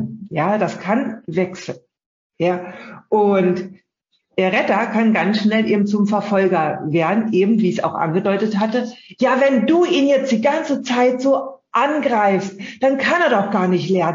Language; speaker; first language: German; native; German